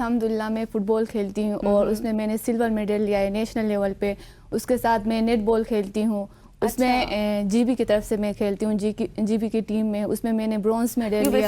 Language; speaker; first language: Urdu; non-native, local second language; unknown